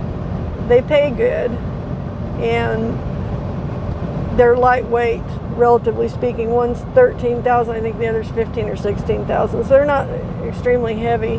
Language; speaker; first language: English; native; English